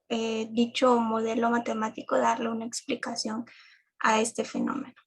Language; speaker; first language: Spanish; native; Spanish